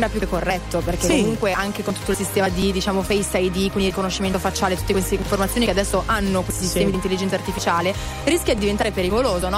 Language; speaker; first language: Italian; native; Italian